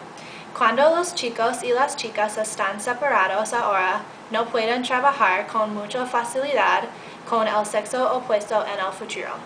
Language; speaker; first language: Spanish; non-native, learner; English